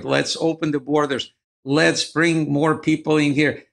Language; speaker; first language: English; non-native, fluent; Ukrainian